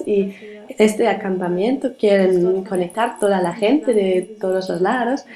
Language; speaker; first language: Spanish; non-native, learner; German